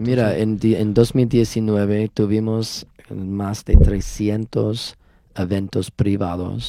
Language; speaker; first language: Spanish; non-native, learner; English